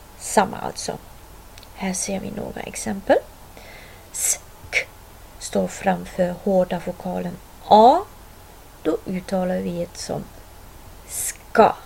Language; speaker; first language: Swedish; non-native, fluent; Arabic